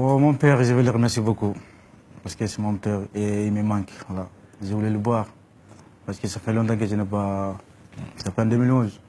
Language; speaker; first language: French; non-native, learner; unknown